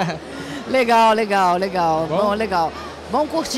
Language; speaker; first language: Portuguese; native; Portuguese